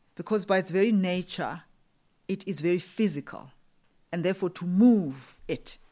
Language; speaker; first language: English; non-native, local second language; Xhosa